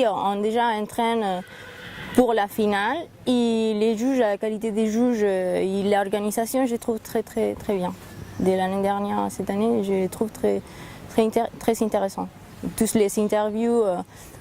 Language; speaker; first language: French; non-native, fluent; Spanish